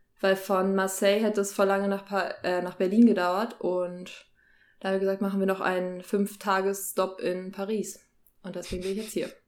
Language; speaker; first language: German; native; German